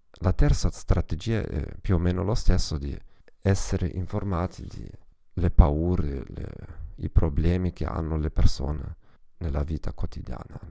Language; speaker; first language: Italian; non-native, fluent; German